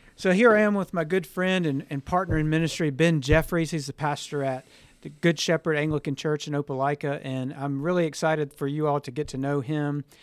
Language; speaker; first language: English; native; English